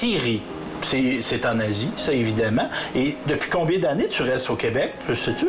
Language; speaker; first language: French; native; French